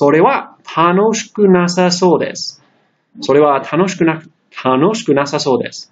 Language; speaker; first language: Japanese; non-native, fluent; English